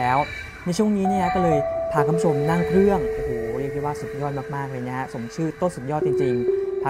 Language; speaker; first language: Thai; native; Thai